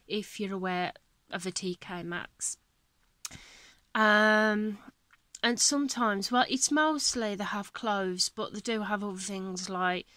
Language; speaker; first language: English; native; English